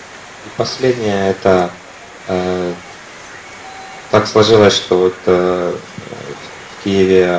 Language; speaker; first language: Russian; native; Russian